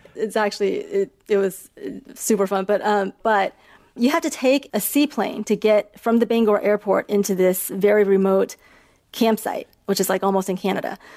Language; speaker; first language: English; early bilingual, other home language; Chinese